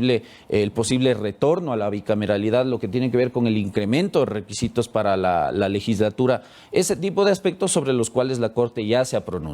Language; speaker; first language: Spanish; native; Spanish